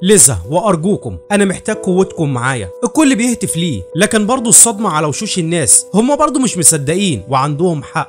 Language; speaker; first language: Arabic; native; Arabic